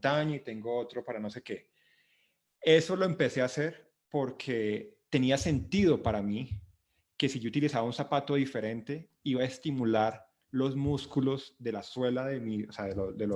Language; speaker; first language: Spanish; native; Spanish